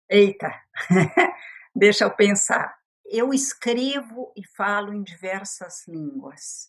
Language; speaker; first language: Portuguese; early bilingual, other home language; French